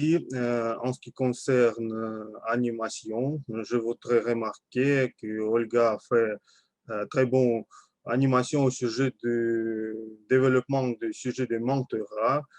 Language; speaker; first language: French; non-native, learner; Russian